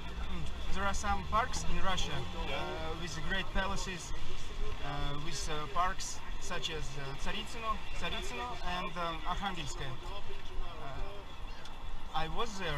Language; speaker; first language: English; non-native, learner; Russian